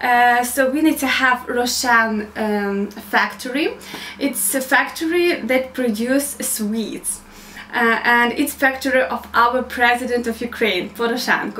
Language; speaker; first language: English; non-native, learner; Ukrainian